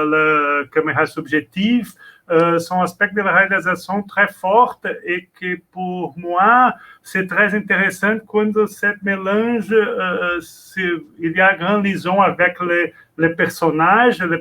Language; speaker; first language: French; non-native, learner; Portuguese